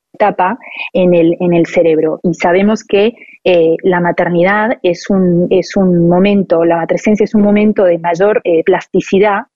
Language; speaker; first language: Spanish; non-native, fluent; French